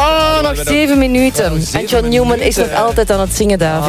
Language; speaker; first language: Dutch; native; Dutch